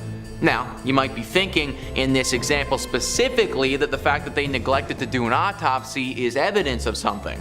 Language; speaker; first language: English; native; English